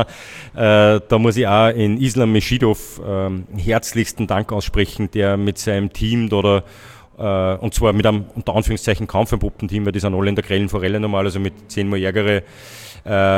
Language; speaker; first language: German; native; German